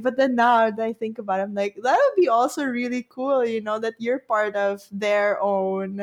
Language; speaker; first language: English; non-native, local second language; Filipino